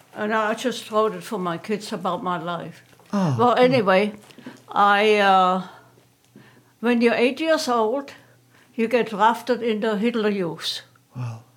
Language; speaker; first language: English; non-native, fluent; German